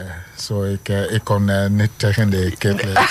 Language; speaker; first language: Dutch; non-native, learner; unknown